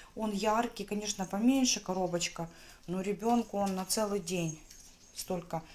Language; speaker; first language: Russian; native; Russian